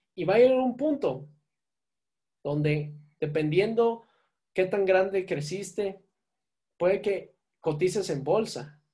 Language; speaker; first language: Spanish; native; Spanish